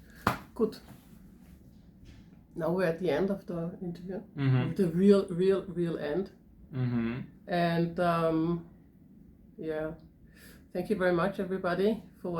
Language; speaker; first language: English; non-native, fluent; German